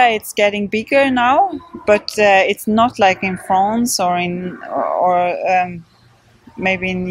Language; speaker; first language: English; non-native, fluent; Swedish